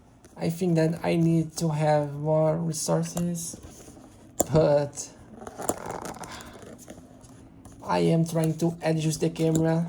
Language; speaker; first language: English; non-native, learner; Portuguese